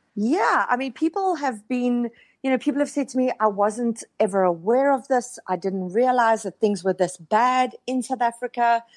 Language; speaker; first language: English; native; English